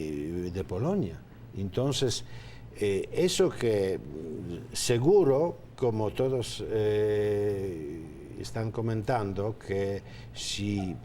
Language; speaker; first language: Spanish; non-native, fluent; Polish